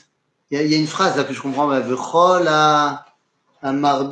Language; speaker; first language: French; native; French